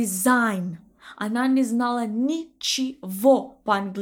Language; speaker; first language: Russian; non-native, learner; English